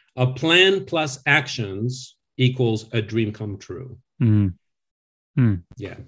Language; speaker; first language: English; non-native, fluent; French